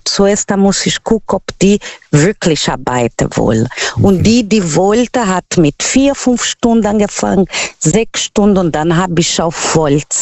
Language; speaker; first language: German; non-native, learner; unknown